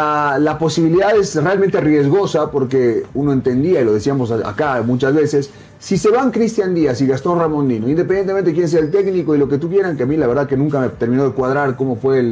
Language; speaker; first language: Spanish; native; Spanish